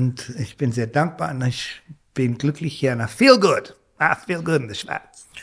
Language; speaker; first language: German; non-native, fluent; English